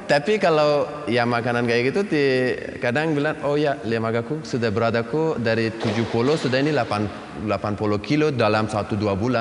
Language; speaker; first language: Indonesian; non-native, learner; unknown